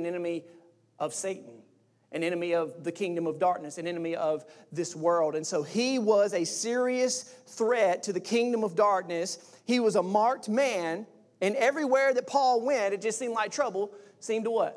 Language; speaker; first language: English; native; English